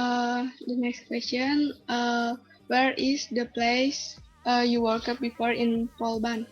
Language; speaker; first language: English; non-native, learner; Indonesian